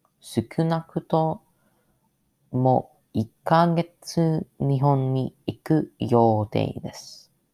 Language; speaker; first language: Japanese; non-native, learner; English